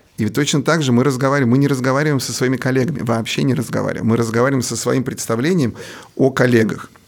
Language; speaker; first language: Russian; native; Russian